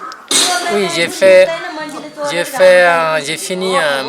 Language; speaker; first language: French; non-native, learner; Nepali